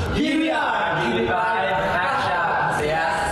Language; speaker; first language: English; non-native, local second language; Filipino